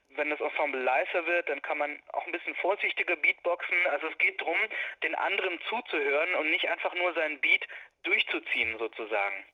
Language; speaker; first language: German; native; German